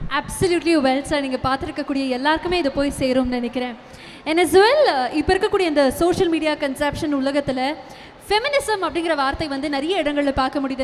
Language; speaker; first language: Tamil; native; Tamil